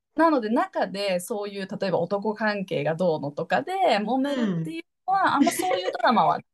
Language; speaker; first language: Japanese; native; Japanese